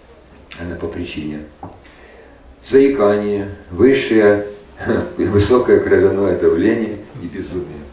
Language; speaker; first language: Russian; native; Russian